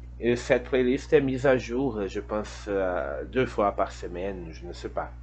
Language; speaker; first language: French; non-native, fluent; Portuguese